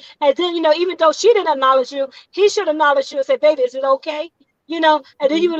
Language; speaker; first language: English; native; English